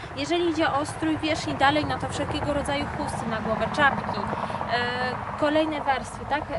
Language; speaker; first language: Polish; native; Polish